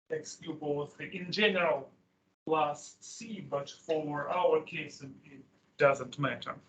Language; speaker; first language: English; non-native, fluent; Russian